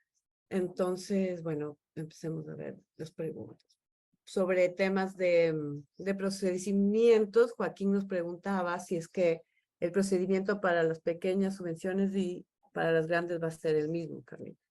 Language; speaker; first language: Spanish; native; Spanish